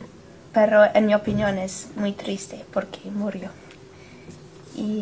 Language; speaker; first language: Spanish; non-native, learner; English